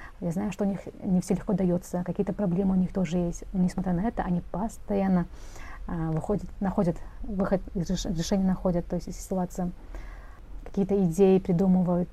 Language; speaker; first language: Russian; non-native, local second language; Kazakh